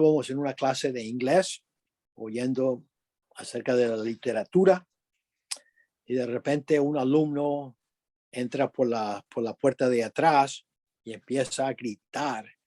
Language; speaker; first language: Spanish; early bilingual, other home language; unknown